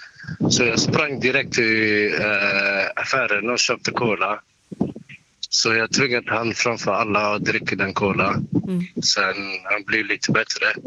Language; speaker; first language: Swedish; non-native, fluent; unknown